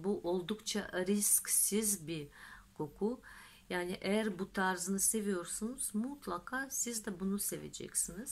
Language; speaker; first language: Turkish; non-native, fluent; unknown